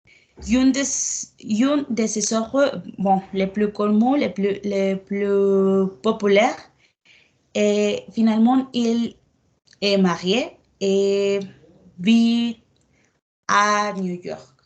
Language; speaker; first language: French; non-native, learner; Spanish